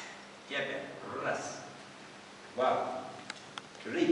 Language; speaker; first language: Russian; non-native, learner; Korean